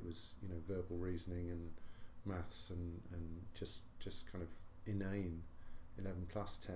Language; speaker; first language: English; native; English